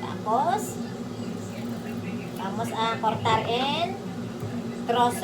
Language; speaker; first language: Spanish; non-native, learner; Filipino